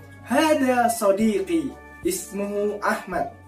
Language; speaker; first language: Arabic; non-native, fluent; Indonesian